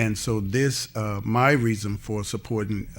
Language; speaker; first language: English; native; English